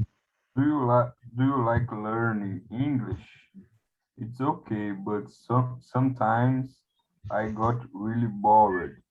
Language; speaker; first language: English; non-native, learner; Portuguese